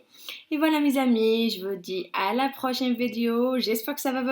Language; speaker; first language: French; non-native, local second language; Arabic